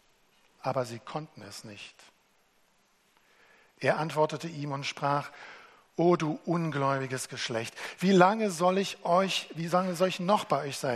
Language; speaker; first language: German; native; German